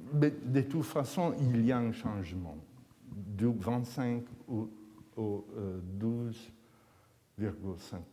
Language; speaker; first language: French; non-native, fluent; Italian